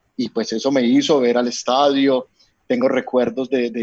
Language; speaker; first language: Spanish; native; Spanish